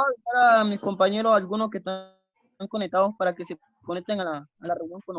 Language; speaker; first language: Spanish; native; Spanish